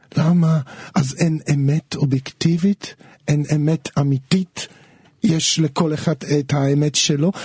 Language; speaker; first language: Hebrew; non-native, fluent; Polish